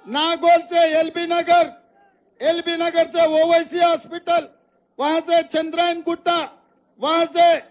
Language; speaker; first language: Hindi; non-native, local second language; Telugu